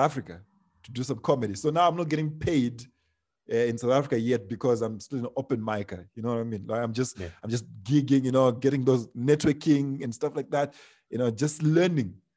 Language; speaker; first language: English; non-native, local second language; Shona